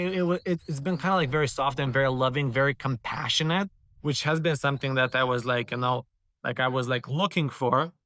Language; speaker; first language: English; non-native, fluent; Romanian